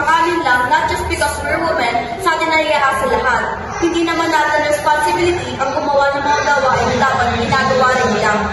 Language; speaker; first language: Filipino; native; Filipino